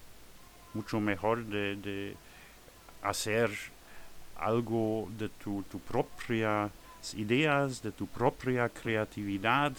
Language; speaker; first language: Spanish; non-native, learner; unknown